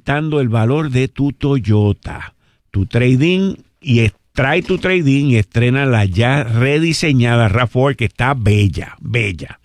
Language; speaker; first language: Spanish; native; Spanish